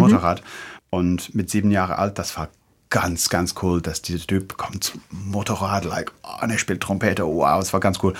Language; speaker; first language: German; non-native, fluent; English